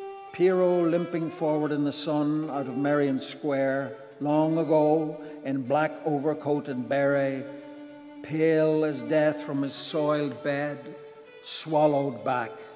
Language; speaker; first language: English; native; English